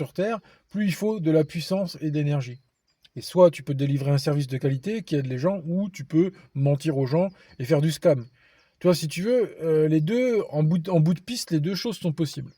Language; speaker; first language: French; native; French